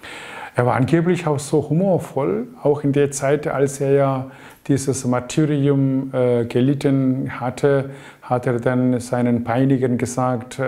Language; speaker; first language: German; non-native, fluent; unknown